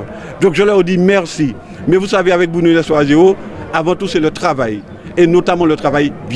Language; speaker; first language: French; native; French